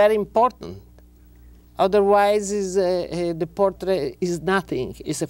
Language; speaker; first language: English; non-native, learner; Italian